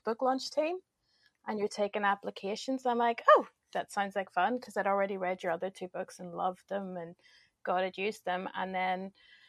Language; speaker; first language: English; native; English